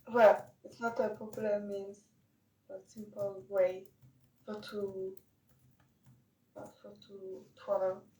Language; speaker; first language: English; non-native, learner; French